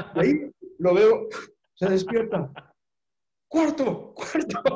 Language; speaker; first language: Spanish; native; Spanish